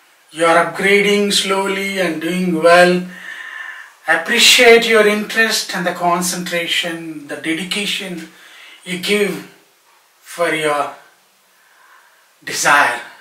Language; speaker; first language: English; non-native, local second language; Telugu